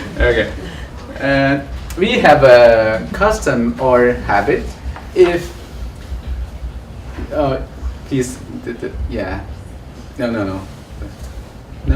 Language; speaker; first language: English; non-native, learner; Chinese